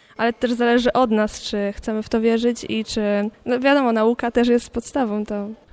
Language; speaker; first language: Polish; native; Polish